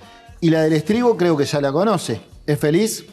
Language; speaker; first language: Spanish; native; Spanish